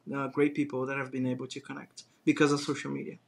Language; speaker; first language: English; non-native, fluent; Portuguese